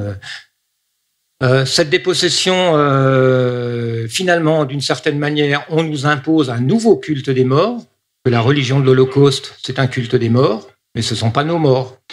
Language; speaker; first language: French; native; French